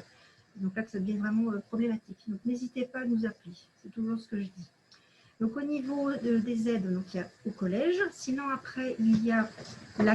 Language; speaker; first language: French; native; French